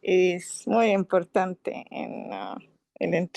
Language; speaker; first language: Spanish; non-native, learner; English